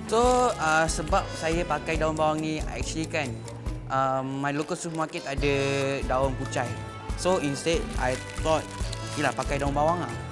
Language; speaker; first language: Malay; native; Malay